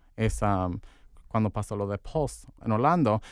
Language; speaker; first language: Spanish; early bilingual, heritage; Spanish